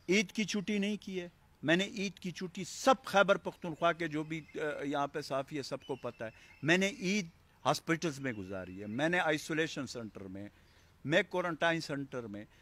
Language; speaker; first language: Urdu; non-native, local second language; Pashto